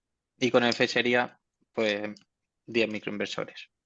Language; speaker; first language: Spanish; native; Spanish